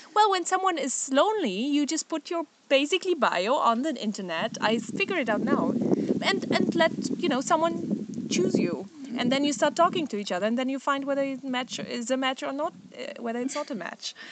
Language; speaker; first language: English; non-native, fluent; Polish